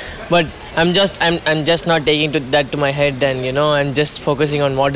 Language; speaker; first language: English; non-native, local second language; Tamil